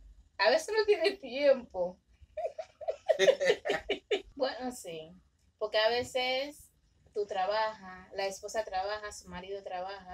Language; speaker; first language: Spanish; early bilingual, other home language; Haitian Creole